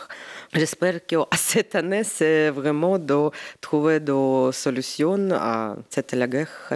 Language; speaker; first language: French; non-native, learner; Ukrainian